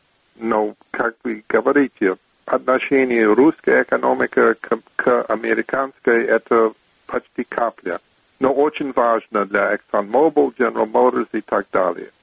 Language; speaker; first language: Russian; non-native, fluent; English